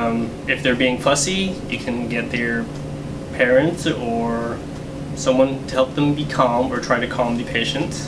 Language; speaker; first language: English; native; English